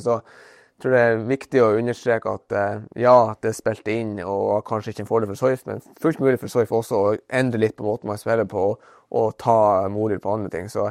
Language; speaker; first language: Norwegian; native; Norwegian